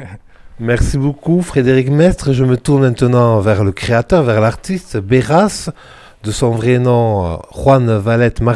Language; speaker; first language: French; native; French